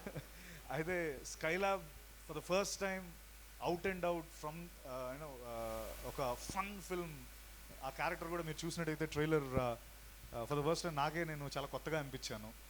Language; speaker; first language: Telugu; native; Telugu